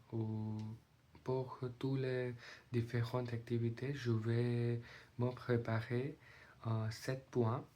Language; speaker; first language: French; non-native, learner; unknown